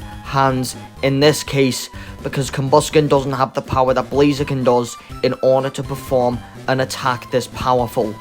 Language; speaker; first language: English; native; English